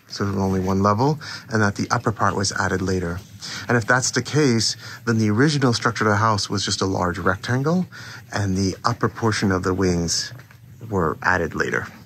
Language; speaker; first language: English; native; English